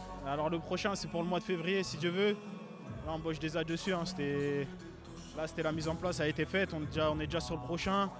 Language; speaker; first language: French; native; French